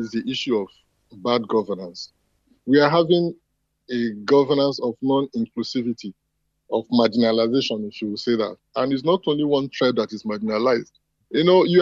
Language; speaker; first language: English; non-native, local second language; Igbo